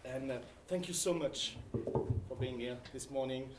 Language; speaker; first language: English; non-native, fluent; French